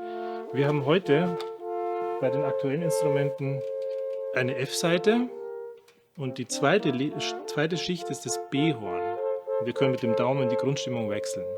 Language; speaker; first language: German; native; German